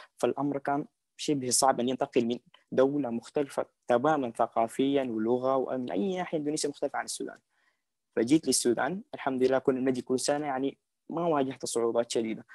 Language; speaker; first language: Arabic; native; Arabic